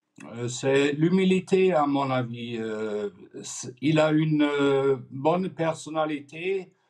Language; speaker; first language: French; non-native, fluent; German